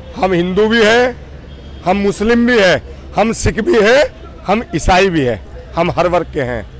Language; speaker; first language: Hindi; native; Hindi